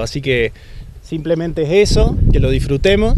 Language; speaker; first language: Spanish; native; Spanish